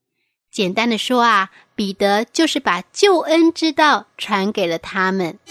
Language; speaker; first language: Chinese; native; Chinese